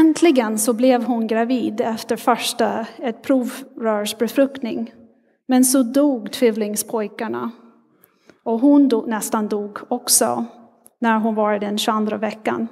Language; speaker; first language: Swedish; non-native, fluent; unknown